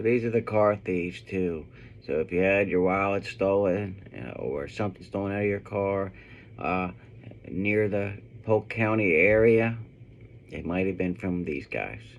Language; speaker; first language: English; native; English